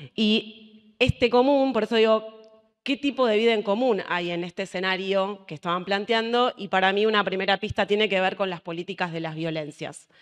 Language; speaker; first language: Spanish; native; Spanish